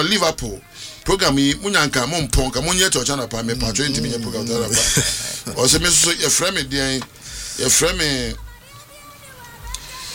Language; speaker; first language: English; non-native, local second language; Akan